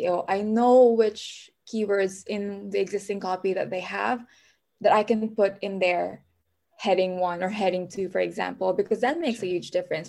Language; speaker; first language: English; non-native, local second language; Filipino